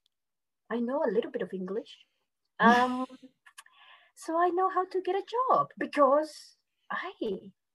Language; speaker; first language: English; non-native, fluent; Spanish